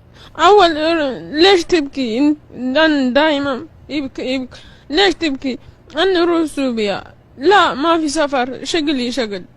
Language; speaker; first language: Arabic; non-native, learner; Amharic